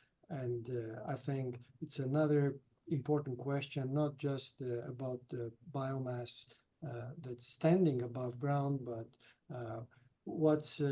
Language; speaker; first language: English; non-native, fluent; Romanian